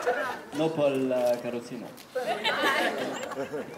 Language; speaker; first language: Italian; non-native, learner; French